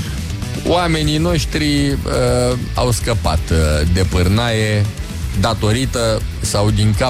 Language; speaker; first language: Romanian; native; Romanian